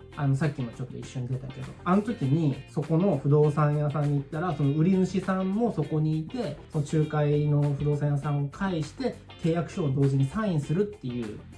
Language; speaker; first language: Japanese; native; Japanese